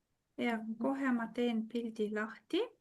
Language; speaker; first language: Estonian; non-native, fluent; Russian